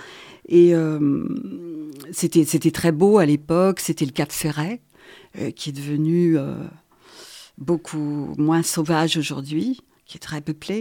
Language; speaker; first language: French; native; French